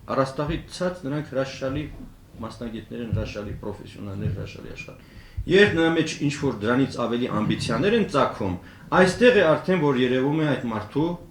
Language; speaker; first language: Armenian; native; Armenian